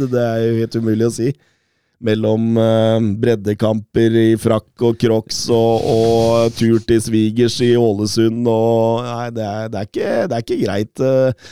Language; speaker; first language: Norwegian; native; Norwegian